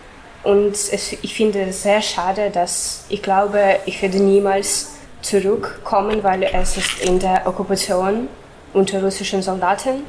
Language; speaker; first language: German; non-native, fluent; Ukrainian